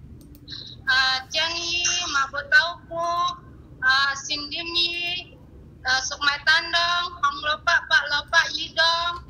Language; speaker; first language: Cantonese; non-native, learner; Indonesian